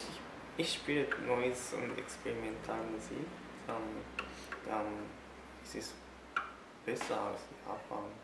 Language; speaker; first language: German; non-native, learner; Japanese